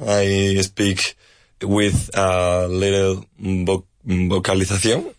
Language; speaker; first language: English; non-native, learner; Spanish